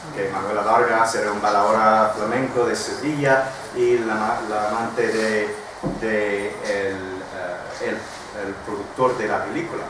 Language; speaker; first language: Spanish; non-native, fluent; English